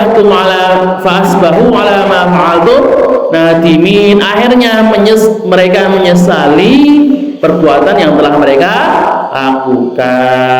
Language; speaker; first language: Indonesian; non-native, local second language; Javanese